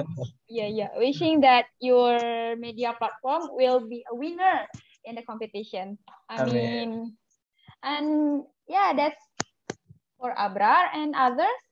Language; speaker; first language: English; non-native, learner; Malay